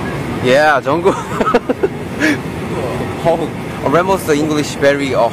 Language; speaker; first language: English; non-native, learner; Korean